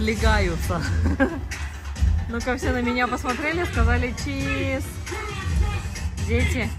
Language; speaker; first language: Russian; native; Russian